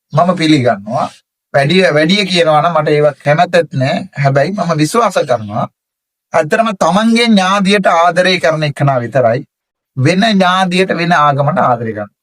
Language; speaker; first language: Sinhala; non-native, local second language; Tamil